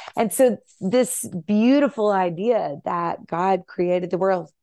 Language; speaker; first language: English; native; English